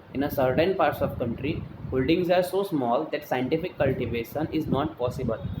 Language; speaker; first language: English; non-native, local second language; Gujarati